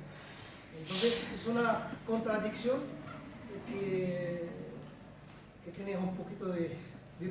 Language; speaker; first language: Spanish; non-native, fluent; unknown